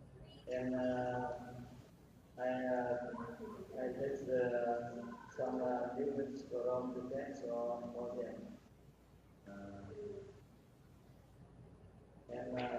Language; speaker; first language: English; non-native, learner; Vietnamese